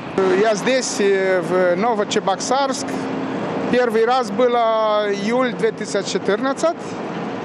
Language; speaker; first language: Russian; non-native, learner; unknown